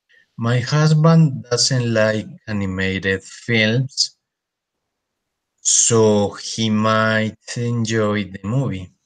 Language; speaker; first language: English; non-native, learner; Spanish